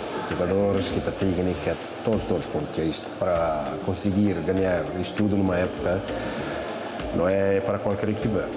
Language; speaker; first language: Portuguese; non-native, fluent; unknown